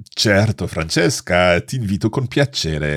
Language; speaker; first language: Italian; non-native, fluent; English